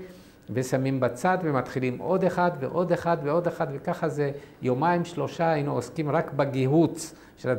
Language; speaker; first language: Hebrew; non-native, fluent; Arabic